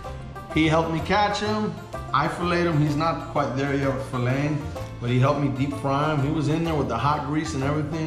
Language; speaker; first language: English; native; English